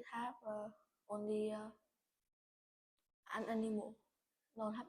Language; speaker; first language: English; non-native, learner; Vietnamese